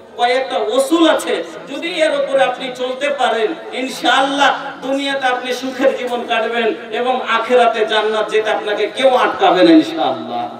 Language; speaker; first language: Bangla; non-native, local second language; Bhojpuri